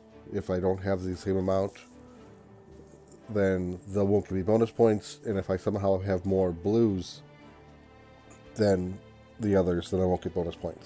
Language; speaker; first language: English; native; English